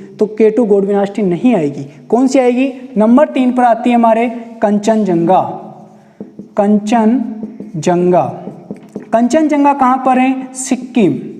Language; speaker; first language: Hindi; native; Hindi